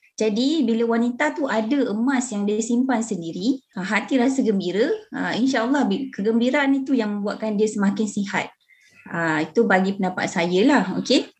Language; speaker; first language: Malay; native; Malay